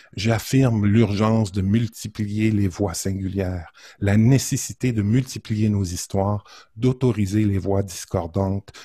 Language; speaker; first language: French; native; French